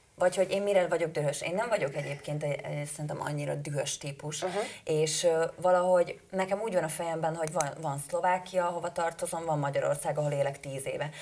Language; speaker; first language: Hungarian; native; Hungarian